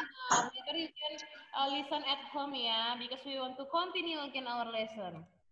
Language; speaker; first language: English; non-native, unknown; Indonesian